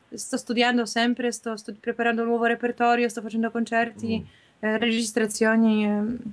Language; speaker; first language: Italian; non-native, fluent; Polish